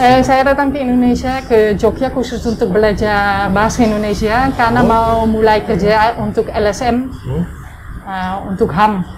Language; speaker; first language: Indonesian; non-native, fluent; Dutch